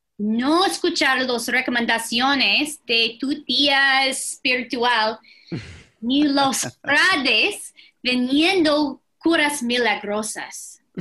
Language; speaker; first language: Spanish; non-native, fluent; English